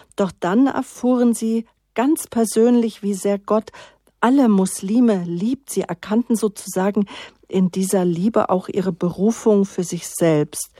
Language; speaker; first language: German; native; German